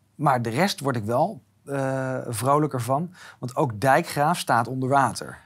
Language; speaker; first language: Dutch; native; Dutch